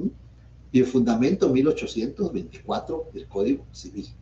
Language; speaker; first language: Spanish; native; Spanish